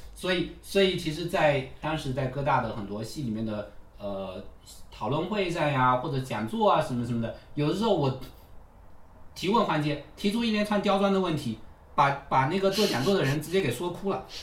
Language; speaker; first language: Chinese; native; Chinese